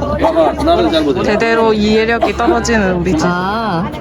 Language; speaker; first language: Korean; native; Korean